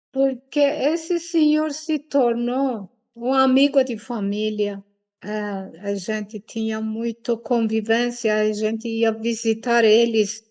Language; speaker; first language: Portuguese; non-native, fluent; Persian